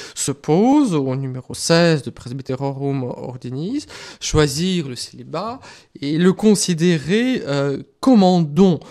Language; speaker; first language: French; non-native, fluent; Russian